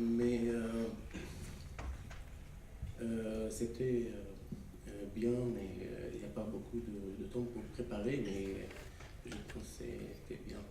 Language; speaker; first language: French; non-native, learner; Arabic